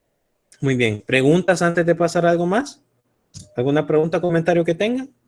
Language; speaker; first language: Spanish; native; Spanish